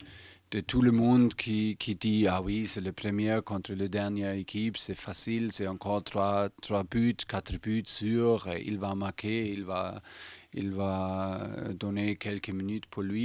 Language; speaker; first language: French; non-native, fluent; German